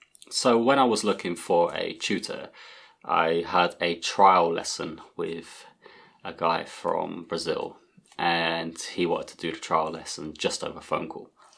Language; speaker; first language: English; native; English